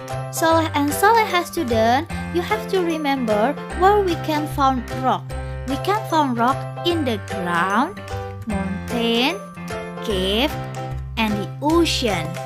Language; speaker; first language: English; non-native, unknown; Indonesian